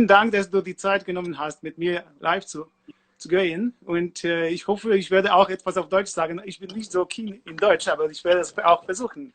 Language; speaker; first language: German; non-native, learner; Polish